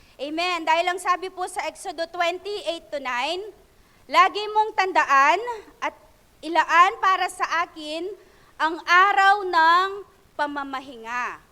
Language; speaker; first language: Filipino; non-native, local second language; Pampanga